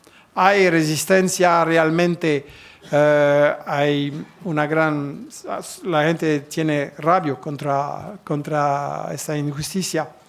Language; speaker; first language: Spanish; non-native, fluent; French